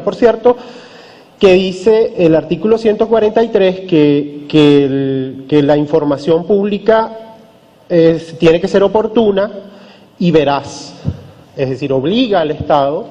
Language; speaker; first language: Spanish; native; Spanish